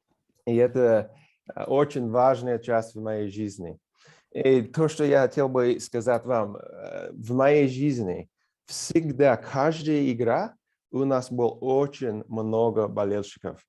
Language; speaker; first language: Russian; non-native, fluent; English